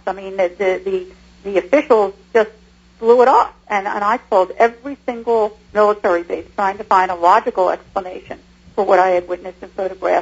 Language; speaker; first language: English; native; English